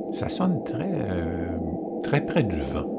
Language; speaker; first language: French; native; French